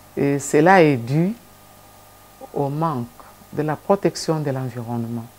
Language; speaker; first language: French; non-native, local second language; Lingala